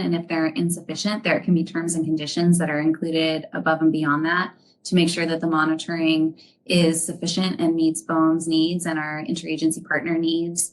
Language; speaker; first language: English; native; English